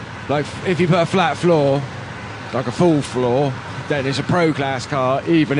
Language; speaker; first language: English; native; English